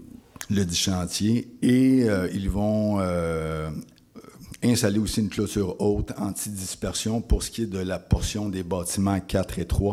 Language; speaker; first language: French; native; French